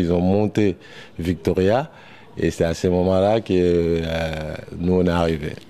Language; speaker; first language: French; non-native, local second language; Lingala